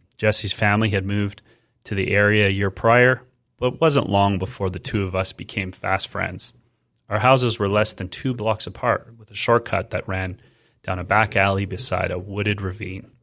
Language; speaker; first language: English; native; English